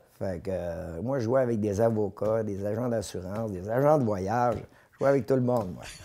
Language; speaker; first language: French; native; French